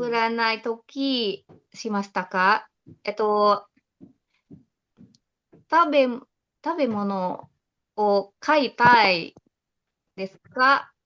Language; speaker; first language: Japanese; non-native, learner; Indonesian